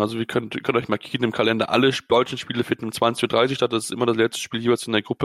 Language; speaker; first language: German; native; German